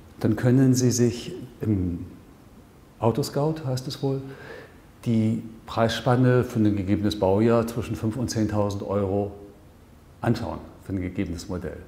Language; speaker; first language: German; native; German